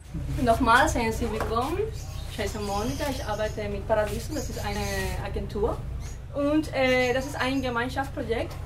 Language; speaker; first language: German; non-native, fluent; Spanish